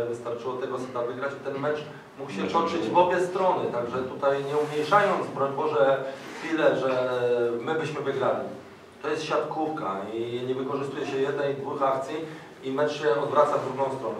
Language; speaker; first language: Polish; native; Polish